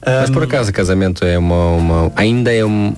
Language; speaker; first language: Portuguese; non-native, fluent; Tajik